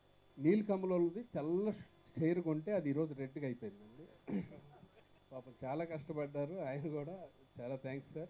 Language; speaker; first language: Telugu; native; Telugu